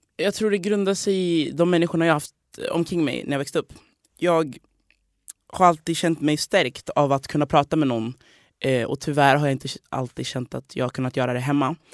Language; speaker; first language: Swedish; non-native, fluent; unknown